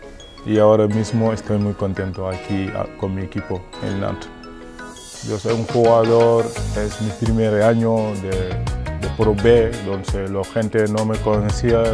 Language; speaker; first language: Spanish; non-native, fluent; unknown